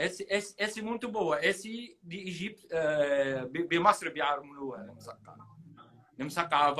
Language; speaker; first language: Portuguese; non-native, learner; Arabic